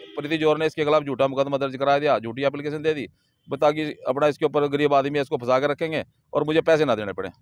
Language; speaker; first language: Hindi; native; Hindi